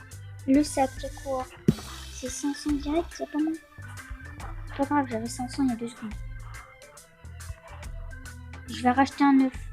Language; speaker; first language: French; native; French